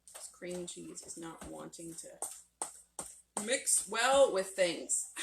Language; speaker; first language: English; native; English